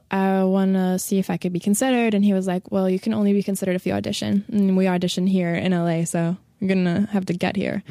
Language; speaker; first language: English; native; English